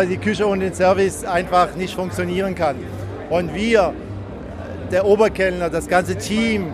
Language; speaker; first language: German; native; German